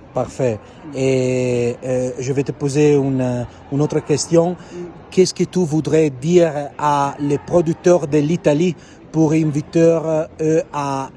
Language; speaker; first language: French; non-native, learner; Italian